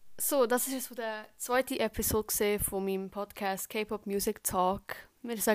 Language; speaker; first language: German; native; German